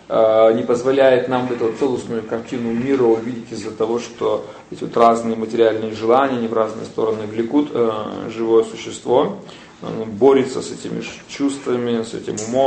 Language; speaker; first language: Russian; native; Russian